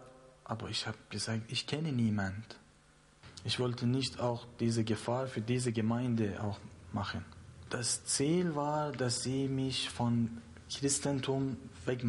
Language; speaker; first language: German; non-native, learner; Persian